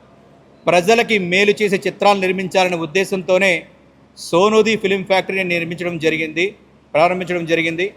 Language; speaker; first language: Telugu; native; Telugu